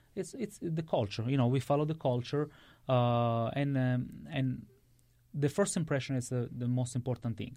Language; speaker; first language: English; non-native, fluent; Italian